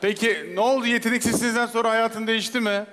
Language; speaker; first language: Turkish; native; Turkish